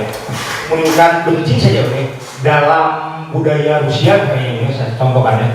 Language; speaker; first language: Indonesian; native; Indonesian